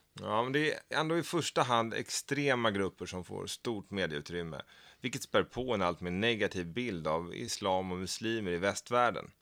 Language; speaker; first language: Swedish; native; Swedish